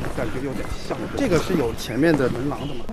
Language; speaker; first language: Chinese; native; Chinese